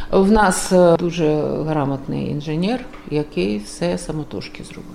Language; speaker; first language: Ukrainian; non-native, local second language; Russian